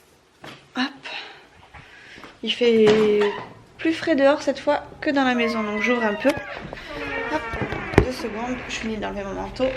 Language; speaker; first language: French; native; French